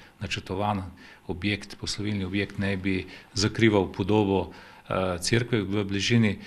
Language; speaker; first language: Slovenian; native; Slovenian